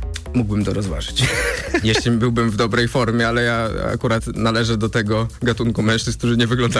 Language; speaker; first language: Polish; native; Polish